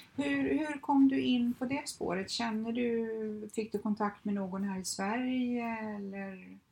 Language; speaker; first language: Swedish; native; Swedish